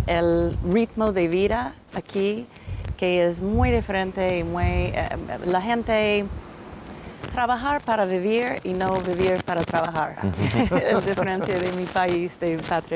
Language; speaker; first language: Spanish; non-native, learner; English